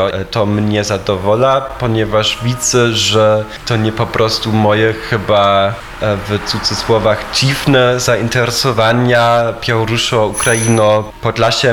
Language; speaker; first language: Polish; non-native, fluent; German